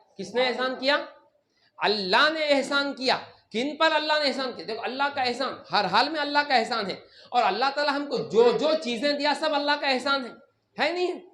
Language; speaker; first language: Urdu; native; Urdu